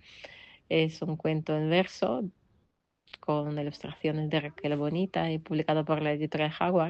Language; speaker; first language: Spanish; non-native, fluent; Russian